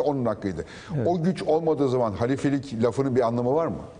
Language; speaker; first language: Turkish; native; Turkish